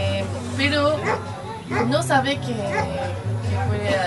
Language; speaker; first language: Spanish; non-native, learner; French